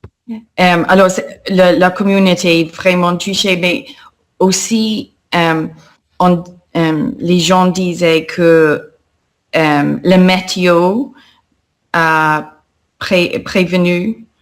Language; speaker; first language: French; non-native, fluent; English